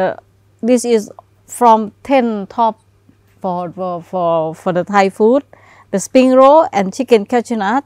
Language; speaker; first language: English; non-native, learner; Thai